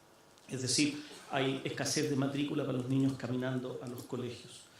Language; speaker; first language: Spanish; native; Spanish